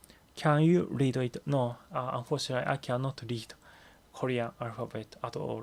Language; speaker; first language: English; non-native, learner; Japanese